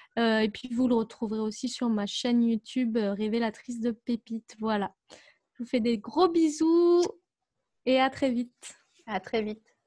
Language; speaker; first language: French; native; French